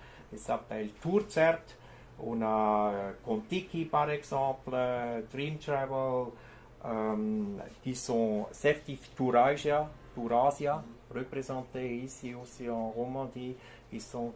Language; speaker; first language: French; non-native, fluent; German